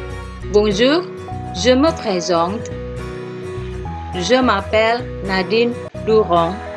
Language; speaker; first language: French; non-native, fluent; Indonesian